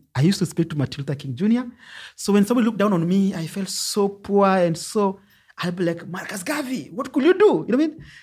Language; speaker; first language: English; non-native, local second language; Luo (Kenya and Tanzania)